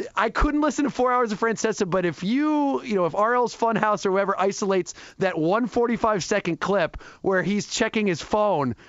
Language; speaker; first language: English; native; English